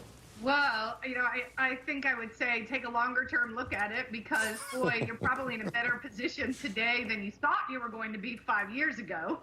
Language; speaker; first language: English; native; English